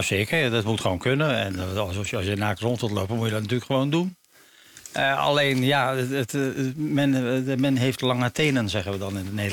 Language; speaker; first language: Dutch; native; Dutch